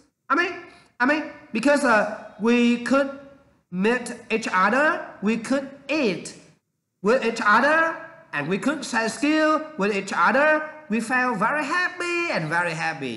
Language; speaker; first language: English; non-native, learner; Vietnamese